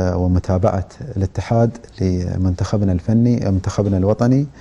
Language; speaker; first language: Arabic; native; Arabic